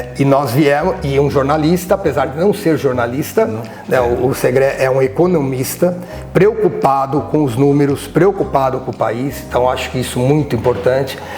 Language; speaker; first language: Portuguese; native; Portuguese